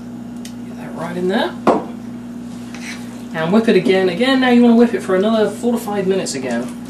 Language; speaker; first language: English; native; English